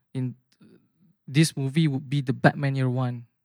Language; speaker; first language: English; non-native, local second language; Malay